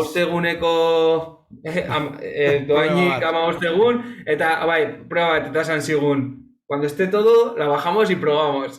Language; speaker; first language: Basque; non-native, local second language; Spanish